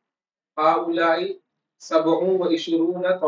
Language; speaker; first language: Arabic; non-native, learner; Urdu